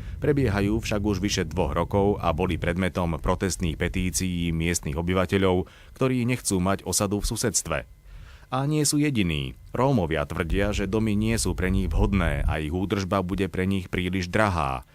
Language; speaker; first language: Slovak; native; Slovak